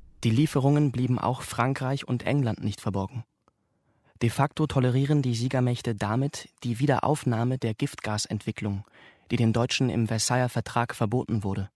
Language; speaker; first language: German; native; German